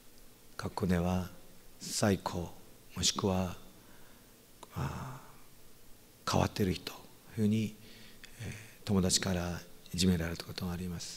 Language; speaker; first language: Japanese; non-native, fluent; Korean